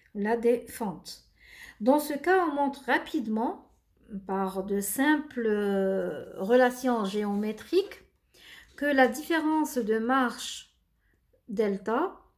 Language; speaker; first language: French; non-native, local second language; Arabic